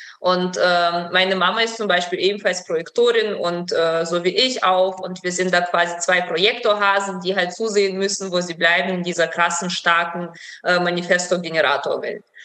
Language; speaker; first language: German; early bilingual, other home language; Russian